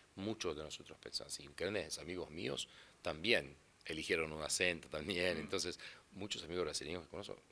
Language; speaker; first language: Spanish; non-native, fluent; Portuguese